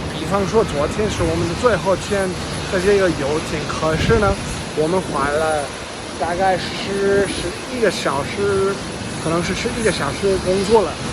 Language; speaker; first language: Chinese; non-native, learner; English